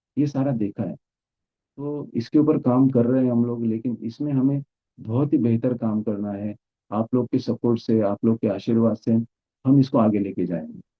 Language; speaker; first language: Hindi; non-native, local second language; Marathi